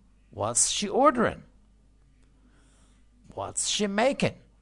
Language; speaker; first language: English; non-native, fluent; Persian